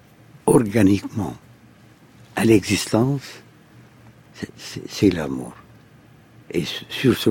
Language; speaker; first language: French; non-native, fluent; Arabic